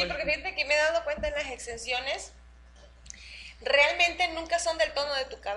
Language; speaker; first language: Spanish; native; Spanish